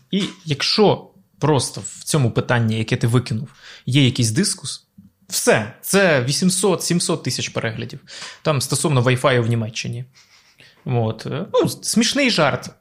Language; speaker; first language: Ukrainian; native; Ukrainian